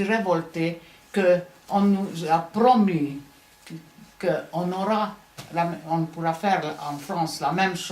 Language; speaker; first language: French; non-native, fluent; Hungarian